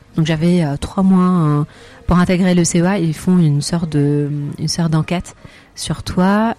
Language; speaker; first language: French; non-native, fluent; Arabic